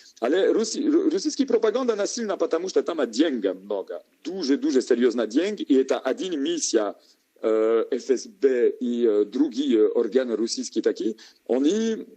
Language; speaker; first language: Ukrainian; non-native, learner; French